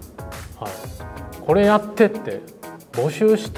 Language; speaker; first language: Japanese; native; Japanese